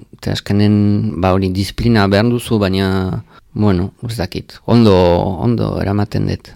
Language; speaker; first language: Basque; non-native, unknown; French